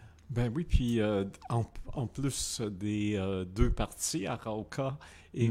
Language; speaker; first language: French; native; French